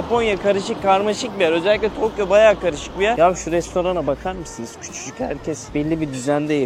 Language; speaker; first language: Turkish; native; Turkish